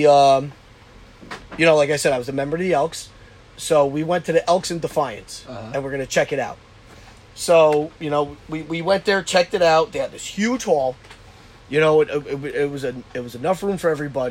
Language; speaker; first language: English; native; English